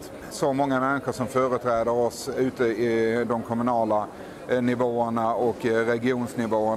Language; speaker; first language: Swedish; native; Swedish